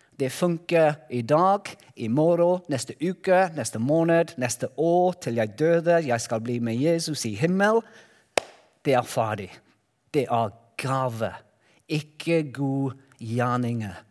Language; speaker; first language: Norwegian; non-native, learner; Welsh